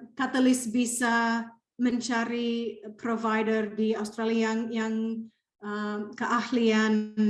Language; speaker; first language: Indonesian; non-native, fluent; English